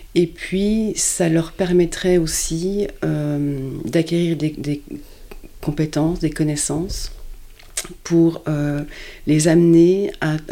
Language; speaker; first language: French; native; French